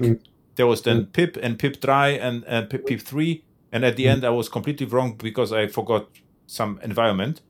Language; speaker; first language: English; non-native, fluent; German